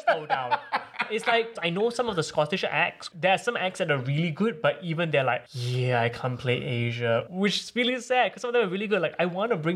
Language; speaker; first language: English; native; English